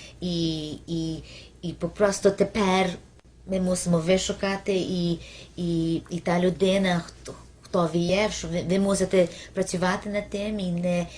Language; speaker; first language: Ukrainian; early bilingual, heritage; Ukrainian